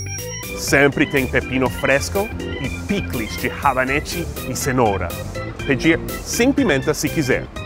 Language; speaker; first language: Portuguese; non-native, fluent; English